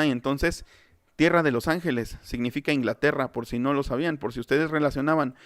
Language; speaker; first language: Spanish; native; Spanish